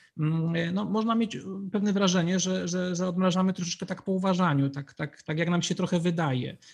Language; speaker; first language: Polish; native; Polish